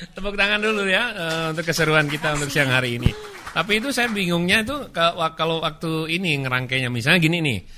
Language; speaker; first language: Indonesian; native; Indonesian